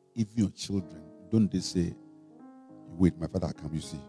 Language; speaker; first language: English; non-native, local second language; Akan